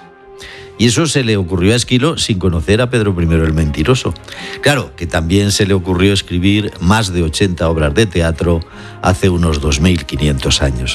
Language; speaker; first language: Spanish; native; Spanish